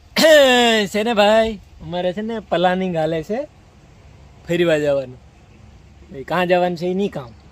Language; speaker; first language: Gujarati; native; Gujarati